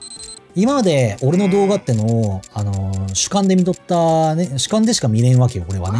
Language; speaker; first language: Japanese; native; Japanese